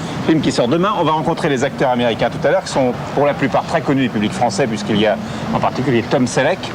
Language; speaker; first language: French; native; French